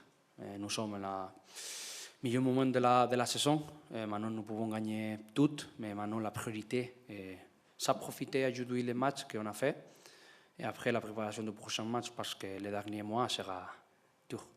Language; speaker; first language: French; non-native, learner; Spanish